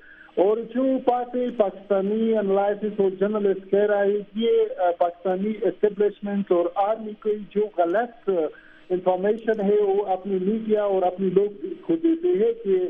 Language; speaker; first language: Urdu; non-native, fluent; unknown